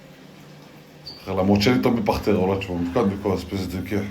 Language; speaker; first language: French; native; French